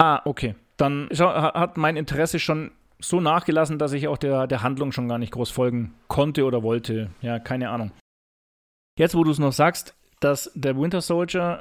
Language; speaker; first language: German; native; German